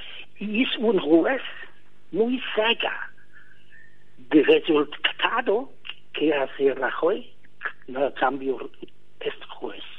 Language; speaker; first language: Spanish; non-native, learner; German